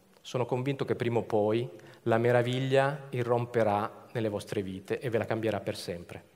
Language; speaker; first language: Italian; native; Italian